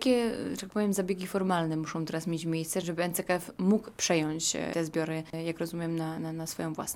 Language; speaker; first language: Polish; native; Polish